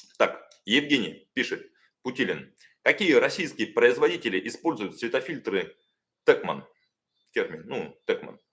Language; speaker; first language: Russian; native; Russian